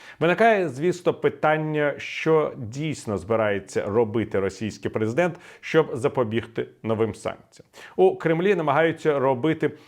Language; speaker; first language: Ukrainian; non-native, local second language; Russian